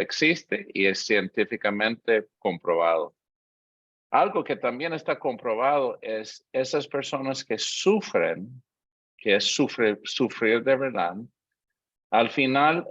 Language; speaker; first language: Spanish; non-native, fluent; English